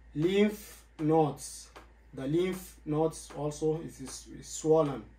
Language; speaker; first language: English; non-native, learner; Arabic